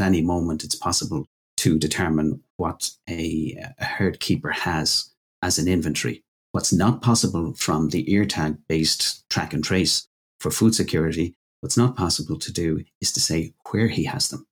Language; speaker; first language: English; native; English